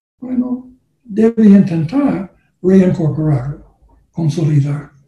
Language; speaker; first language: Spanish; non-native, learner; English